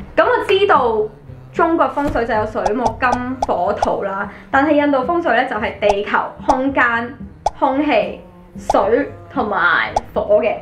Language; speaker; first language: Cantonese; early bilingual, other home language; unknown